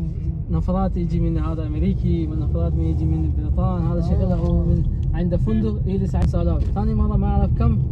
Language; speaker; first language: Arabic; non-native, learner; Bangla